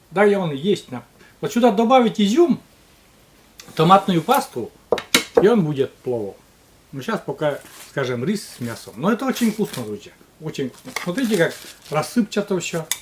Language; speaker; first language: Russian; native; Russian